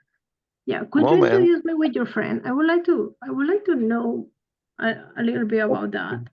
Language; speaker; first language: English; non-native, fluent; Spanish